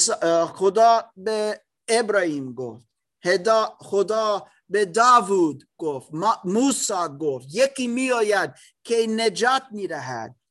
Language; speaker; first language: Persian; non-native, learner; German